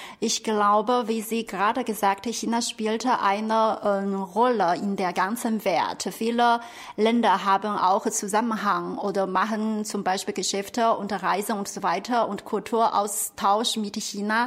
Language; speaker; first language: German; non-native, fluent; Chinese